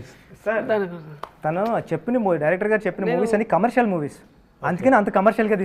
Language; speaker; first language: Telugu; native; Telugu